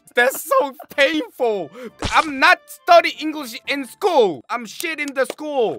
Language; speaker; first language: English; non-native, learner; Korean